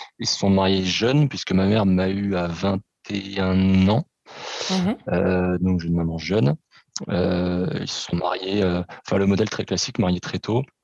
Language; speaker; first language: French; early bilingual, other home language; Portuguese